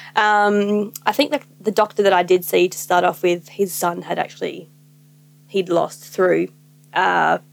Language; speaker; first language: English; native; English